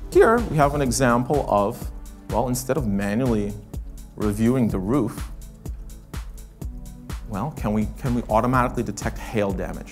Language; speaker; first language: English; native; English